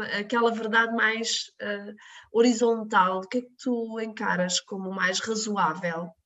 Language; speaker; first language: Portuguese; native; Portuguese